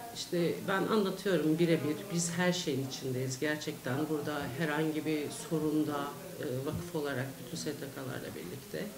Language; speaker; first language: Turkish; native; Turkish